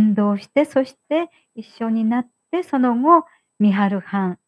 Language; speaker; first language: Japanese; native; Japanese